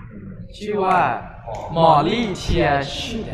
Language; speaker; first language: Chinese; non-native, learner; Thai